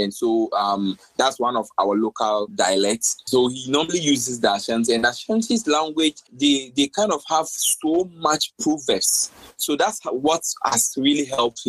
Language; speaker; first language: English; non-native, local second language; Akan